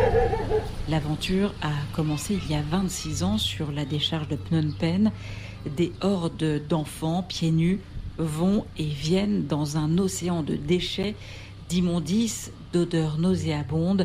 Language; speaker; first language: French; native; French